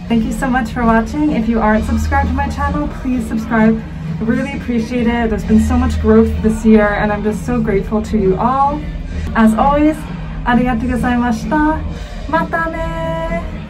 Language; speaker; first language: English; native; English